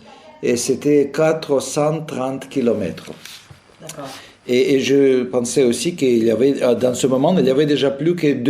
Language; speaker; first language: French; non-native, fluent; Russian